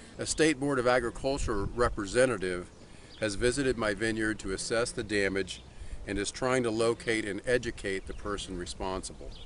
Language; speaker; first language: English; native; English